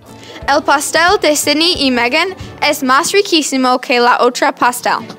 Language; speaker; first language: Spanish; non-native, learner; English